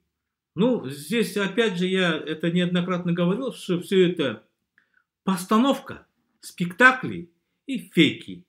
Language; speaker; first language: Russian; native; Russian